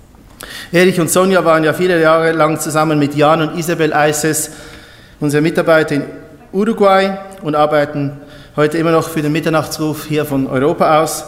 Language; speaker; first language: German; native; German